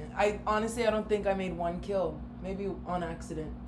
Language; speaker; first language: English; native; English